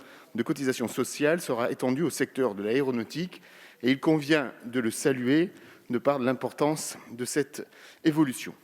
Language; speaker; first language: French; native; French